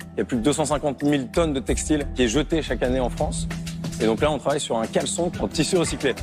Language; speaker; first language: French; native; French